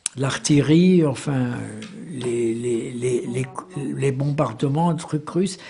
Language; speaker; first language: French; native; French